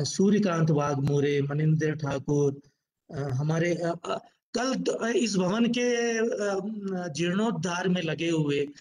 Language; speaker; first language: Hindi; native; Hindi